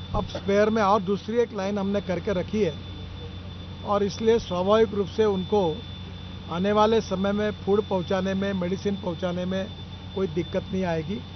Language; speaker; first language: Hindi; non-native, local second language; Marathi